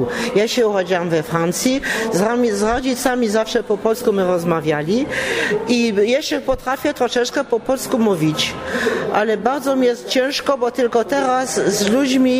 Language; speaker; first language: Polish; early bilingual, heritage; Polish